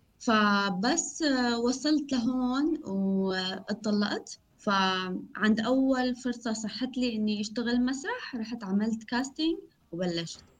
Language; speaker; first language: Arabic; non-native, local second language; Kurdish